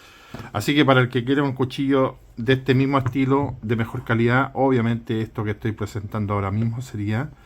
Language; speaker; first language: Spanish; native; Spanish